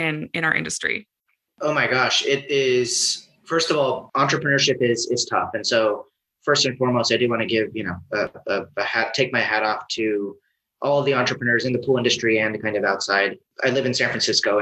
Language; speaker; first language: English; native; English